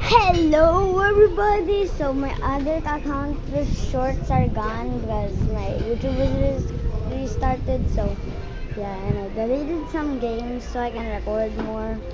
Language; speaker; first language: English; non-native, local second language; Filipino